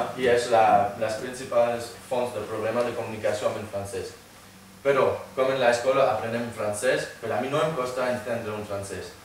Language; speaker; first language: Catalan; non-native, fluent; French